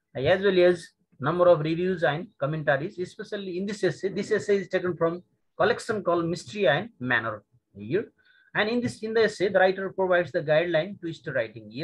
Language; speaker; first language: English; non-native, local second language; Nepali